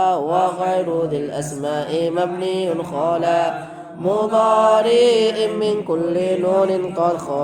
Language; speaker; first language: Arabic; non-native, fluent; Indonesian